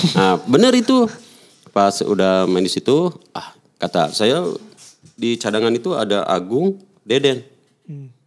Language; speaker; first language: Indonesian; native; Indonesian